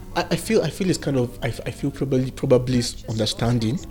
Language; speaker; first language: English; non-native, local second language; Igbo